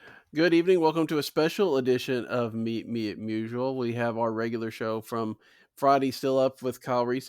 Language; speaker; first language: English; native; English